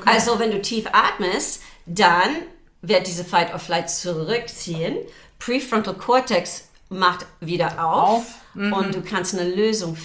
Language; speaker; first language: German; non-native, fluent; English